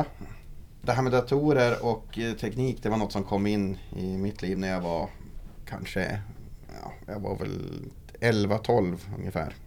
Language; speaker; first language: Swedish; native; Swedish